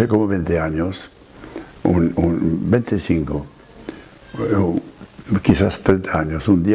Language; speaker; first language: Spanish; non-native, fluent; French